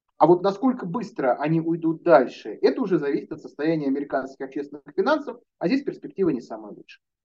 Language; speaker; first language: Russian; native; Russian